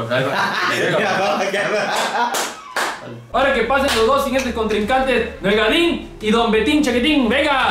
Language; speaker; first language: Spanish; native; Spanish